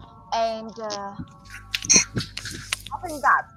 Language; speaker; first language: English; non-native, learner; Vietnamese